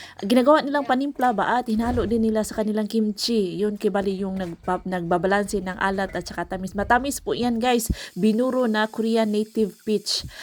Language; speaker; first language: Filipino; non-native, local second language; Cebuano